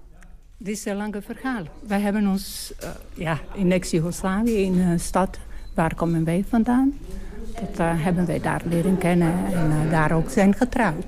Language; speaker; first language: Dutch; non-native, learner; Bosnian